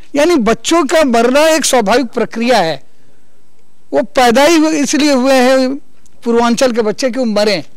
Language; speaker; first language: Hindi; native; Hindi